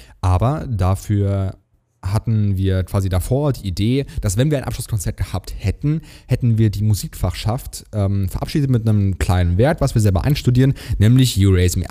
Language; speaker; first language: German; native; German